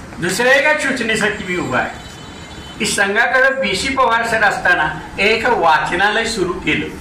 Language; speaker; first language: Marathi; native; Marathi